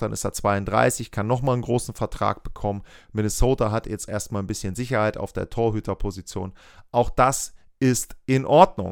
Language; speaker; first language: German; native; German